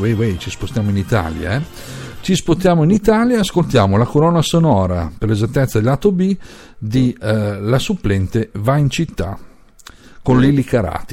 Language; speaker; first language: Italian; native; Italian